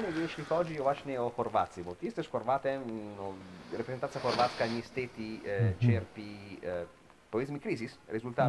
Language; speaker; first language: Polish; non-native, fluent; Italian